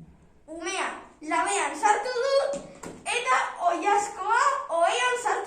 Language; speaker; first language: Basque; non-native, learner; Spanish